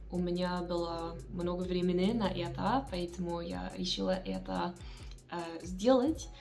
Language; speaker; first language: Russian; non-native, learner; English